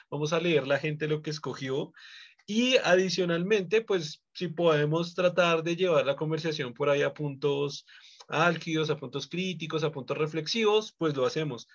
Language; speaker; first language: Spanish; native; Spanish